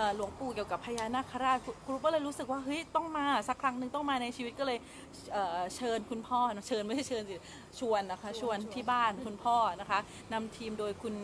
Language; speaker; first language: Thai; native; Thai